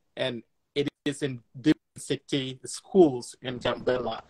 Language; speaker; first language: English; non-native, fluent; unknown